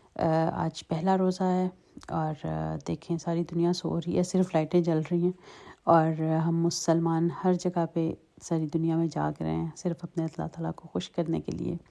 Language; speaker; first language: Urdu; native; Urdu